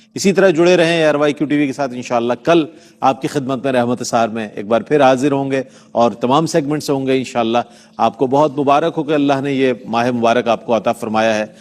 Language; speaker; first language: Urdu; native; Urdu